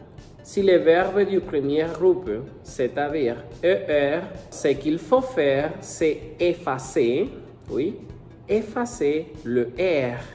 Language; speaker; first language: French; non-native, fluent; Spanish